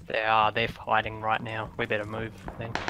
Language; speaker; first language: English; native; English